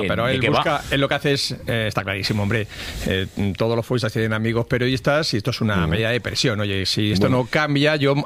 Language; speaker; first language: Spanish; native; Spanish